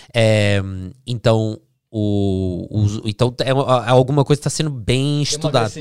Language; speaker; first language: Portuguese; early bilingual, heritage; English